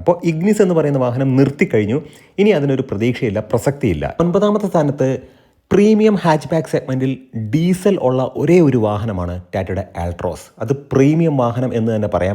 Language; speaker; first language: Malayalam; native; Malayalam